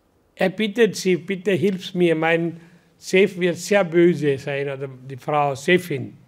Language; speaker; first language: German; non-native, learner; Hindi